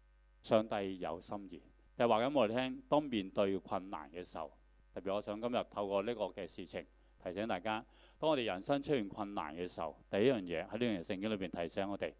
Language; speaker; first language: Chinese; non-native, local second language; Cantonese